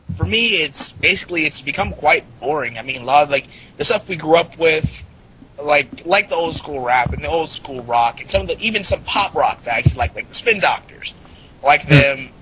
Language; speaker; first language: English; native; English